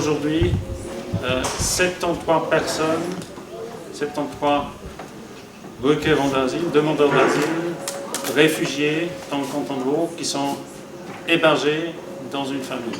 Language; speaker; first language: French; native; French